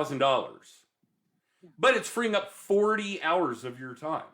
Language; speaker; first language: English; native; English